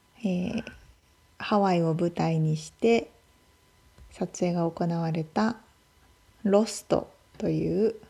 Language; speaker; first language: Japanese; native; Japanese